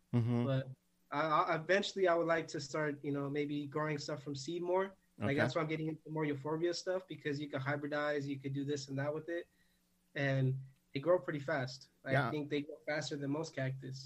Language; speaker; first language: English; native; English